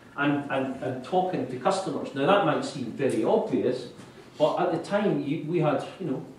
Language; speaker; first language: English; native; English